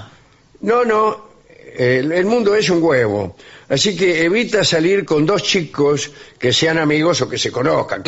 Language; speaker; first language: Spanish; native; Spanish